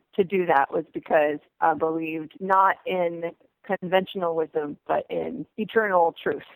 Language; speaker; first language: English; native; English